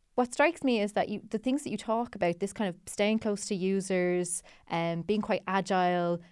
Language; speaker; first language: English; native; English